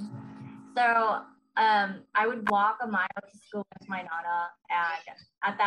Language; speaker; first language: English; early bilingual, other home language; Iloko